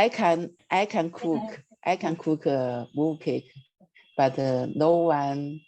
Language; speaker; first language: English; non-native, learner; Chinese